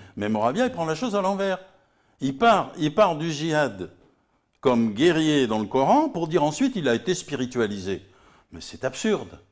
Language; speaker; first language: French; native; French